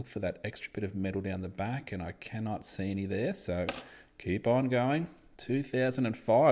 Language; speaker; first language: English; native; English